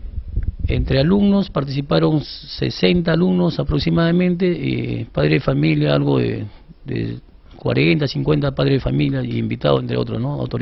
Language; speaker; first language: Spanish; native; Spanish